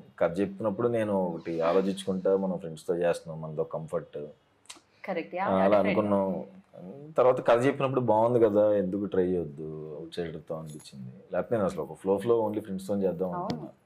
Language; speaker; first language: Telugu; native; Telugu